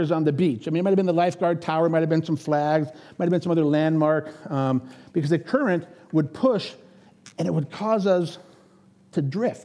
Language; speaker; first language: English; native; English